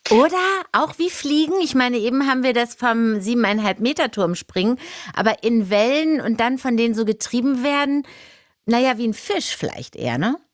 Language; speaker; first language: German; native; German